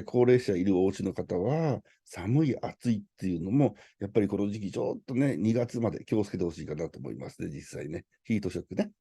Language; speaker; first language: Japanese; native; Japanese